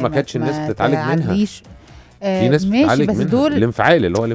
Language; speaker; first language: Arabic; native; Arabic